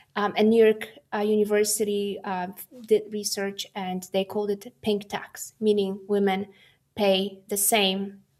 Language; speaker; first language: English; non-native, fluent; Polish